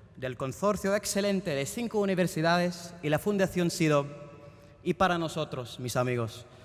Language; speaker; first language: Spanish; non-native, fluent; Filipino